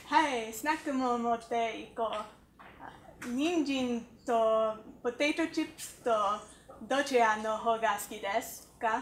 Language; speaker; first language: Japanese; non-native, learner; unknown